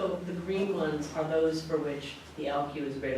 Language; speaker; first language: English; native; English